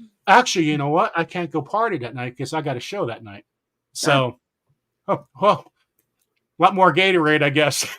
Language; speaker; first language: English; native; English